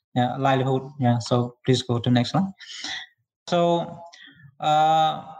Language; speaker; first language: English; non-native, learner; Khmer